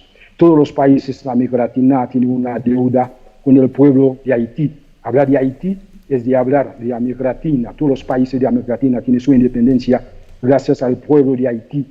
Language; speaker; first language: Spanish; non-native, fluent; Haitian Creole